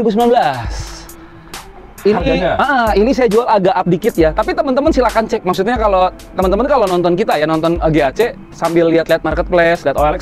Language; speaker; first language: Indonesian; native; Indonesian